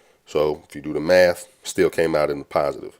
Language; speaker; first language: English; native; English